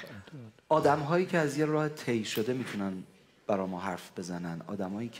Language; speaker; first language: Persian; native; Persian